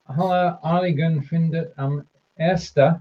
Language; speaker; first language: German; non-native, fluent; English